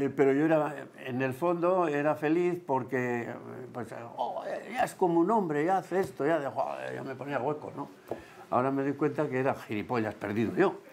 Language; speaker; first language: Spanish; native; Spanish